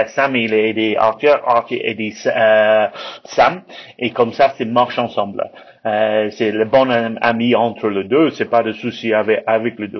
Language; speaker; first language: French; non-native, learner; English